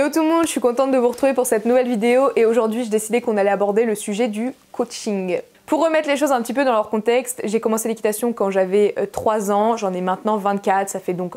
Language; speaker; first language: French; native; French